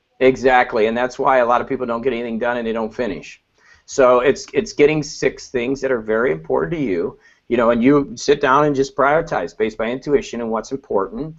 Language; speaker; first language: English; native; English